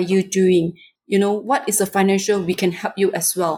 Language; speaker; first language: English; non-native, local second language; Chinese